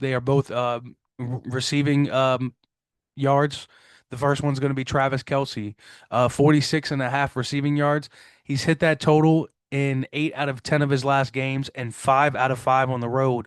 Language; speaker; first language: English; native; English